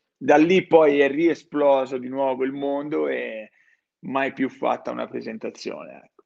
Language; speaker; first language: Italian; native; Italian